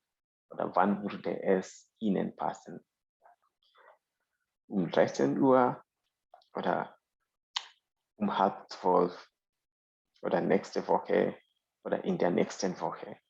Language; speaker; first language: German; non-native, fluent; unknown